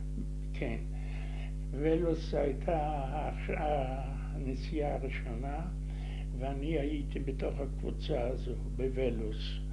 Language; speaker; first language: Hebrew; non-native, fluent; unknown